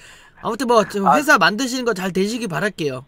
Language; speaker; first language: Korean; native; Korean